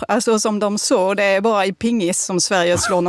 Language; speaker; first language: Swedish; non-native, fluent; French